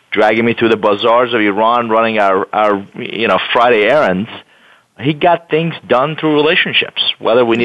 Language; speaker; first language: English; non-native, fluent; Persian